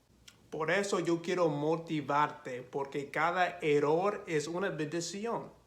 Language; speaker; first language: Spanish; non-native, fluent; English